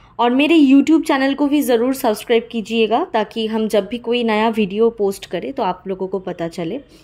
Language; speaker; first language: Hindi; non-native, local second language; Bangla